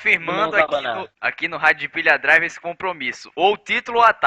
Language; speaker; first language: Portuguese; native; Portuguese